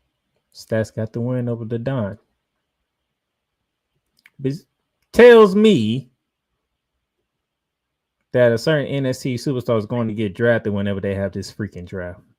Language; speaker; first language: English; native; English